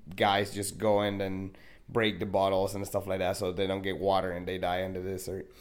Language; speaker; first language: English; non-native, fluent; Spanish